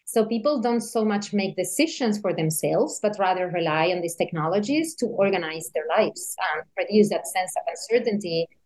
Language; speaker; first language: English; non-native, fluent; Spanish